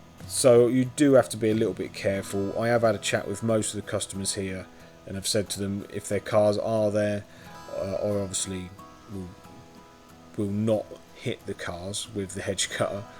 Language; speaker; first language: English; native; English